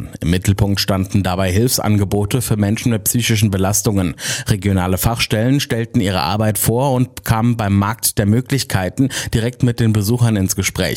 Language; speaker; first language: German; native; German